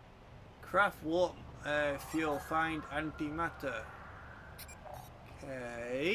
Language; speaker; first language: English; native; English